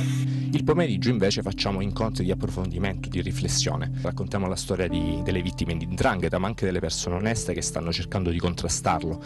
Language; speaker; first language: Italian; native; Italian